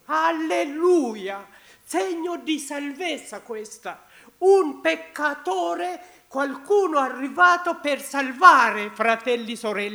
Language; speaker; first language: Italian; non-native, learner; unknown